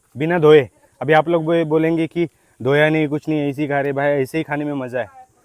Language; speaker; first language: Hindi; non-native, local second language; Marathi